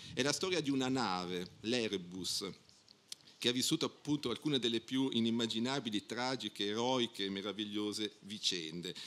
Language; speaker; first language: Italian; native; Italian